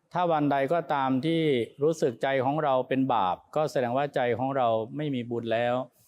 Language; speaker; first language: Thai; native; Thai